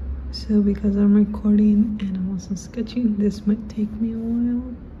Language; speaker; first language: English; early bilingual, other home language; Spanish